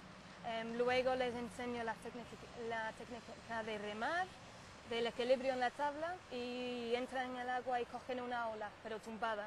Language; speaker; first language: Spanish; non-native, fluent; English